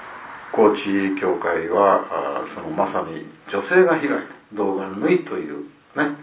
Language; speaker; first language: Japanese; native; Japanese